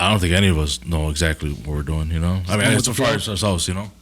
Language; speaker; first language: English; early bilingual, other home language; Spanish